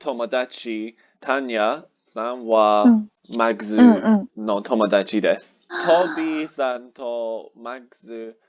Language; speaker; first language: Japanese; non-native, learner; English